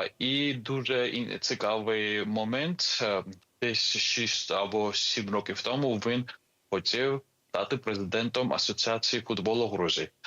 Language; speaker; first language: Ukrainian; non-native, fluent; Georgian